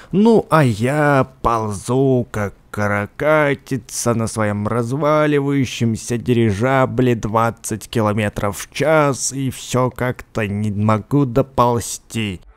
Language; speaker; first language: Russian; native; Russian